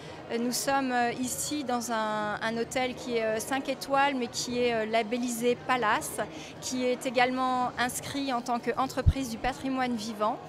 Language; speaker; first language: French; native; French